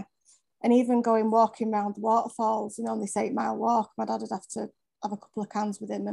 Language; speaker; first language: English; native; English